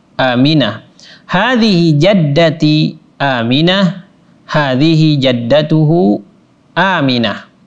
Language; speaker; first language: Arabic; non-native, fluent; Indonesian